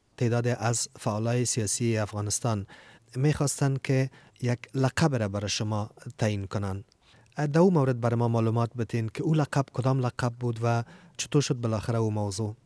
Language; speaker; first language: Persian; native; Persian